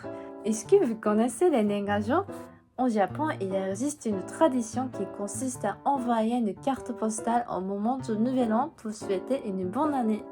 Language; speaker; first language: French; non-native, fluent; Japanese